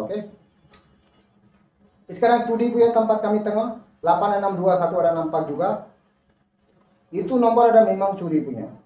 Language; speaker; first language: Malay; non-native, learner; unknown